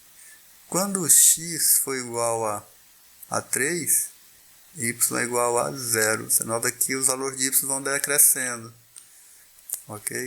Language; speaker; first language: Portuguese; native; Portuguese